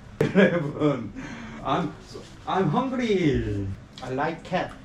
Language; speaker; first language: English; non-native, learner; Korean